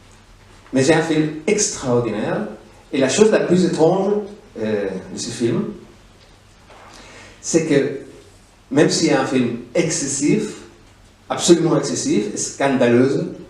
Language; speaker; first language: French; non-native, fluent; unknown